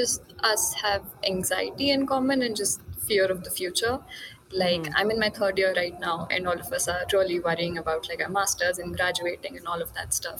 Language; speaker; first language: English; non-native, local second language; Hindi